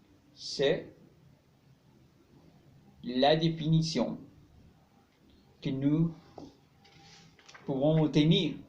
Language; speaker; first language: French; non-native, learner; Spanish